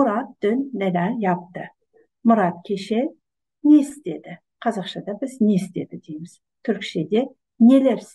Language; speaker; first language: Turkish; non-native, fluent; Kazakh